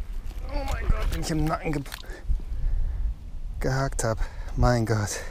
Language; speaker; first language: German; native; German